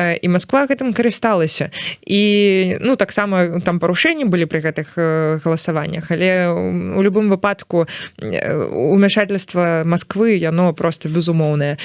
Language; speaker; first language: Belarusian; native; Belarusian